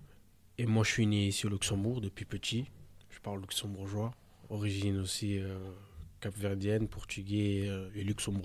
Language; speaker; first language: French; early bilingual, other home language; Portuguese